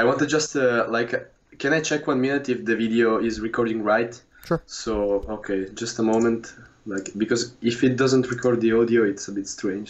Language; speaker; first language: English; non-native, fluent; Russian